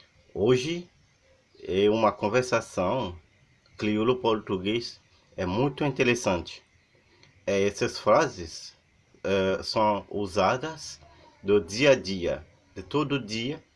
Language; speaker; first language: Portuguese; non-native, learner; Haitian Creole